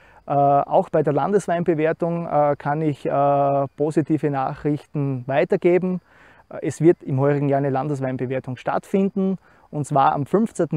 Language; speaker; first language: German; native; German